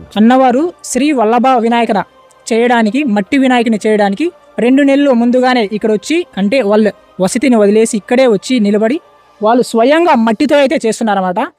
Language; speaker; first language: Telugu; native; Telugu